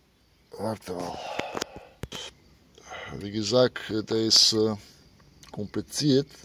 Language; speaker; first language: German; non-native, learner; Bulgarian